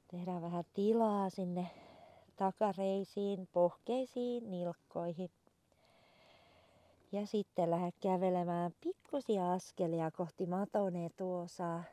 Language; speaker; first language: Finnish; native; Finnish